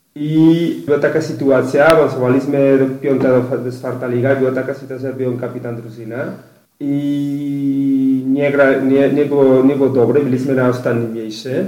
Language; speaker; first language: Polish; non-native, learner; Spanish